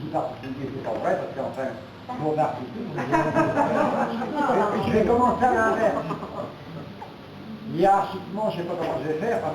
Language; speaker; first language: French; native; French